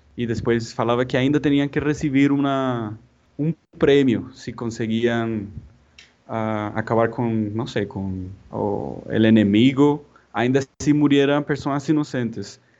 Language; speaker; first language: Portuguese; non-native, fluent; Spanish